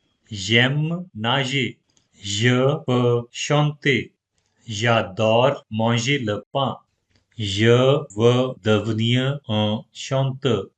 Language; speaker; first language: French; non-native, fluent; Hindi